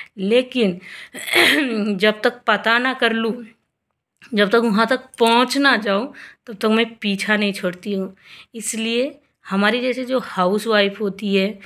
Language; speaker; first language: Hindi; non-native, local second language; Bangla